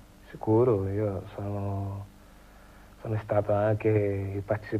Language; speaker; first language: Italian; non-native, learner; Portuguese